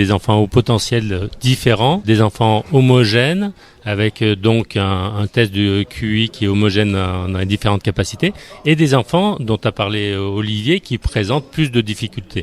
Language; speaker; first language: French; native; French